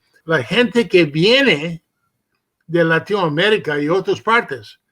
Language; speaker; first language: Spanish; early bilingual, heritage; Spanish